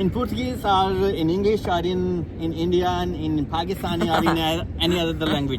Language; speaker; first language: English; non-native, learner; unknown